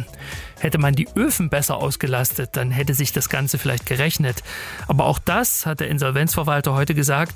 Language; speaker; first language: German; native; German